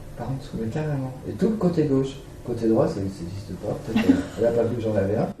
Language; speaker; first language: French; native; French